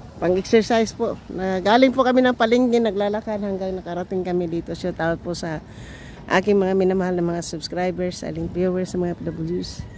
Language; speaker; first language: Filipino; non-native, local second language; Cebuano